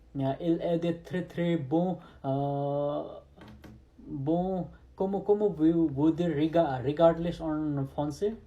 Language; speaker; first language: French; non-native, learner; Nepali